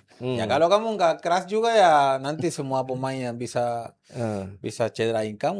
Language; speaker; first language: Indonesian; non-native, fluent; Spanish